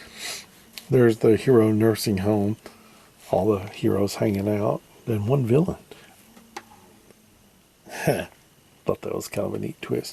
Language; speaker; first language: English; native; English